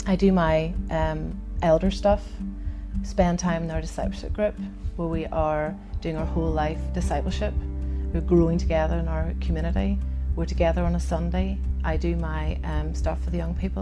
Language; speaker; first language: English; native; English